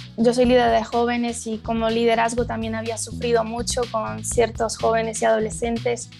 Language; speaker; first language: Spanish; early bilingual, other home language; Portuguese